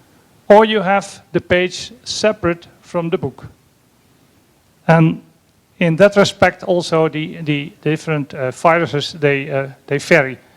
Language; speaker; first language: English; non-native, fluent; Dutch